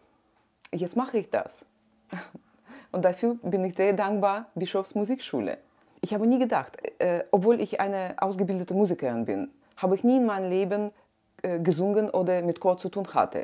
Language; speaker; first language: German; non-native, fluent; Russian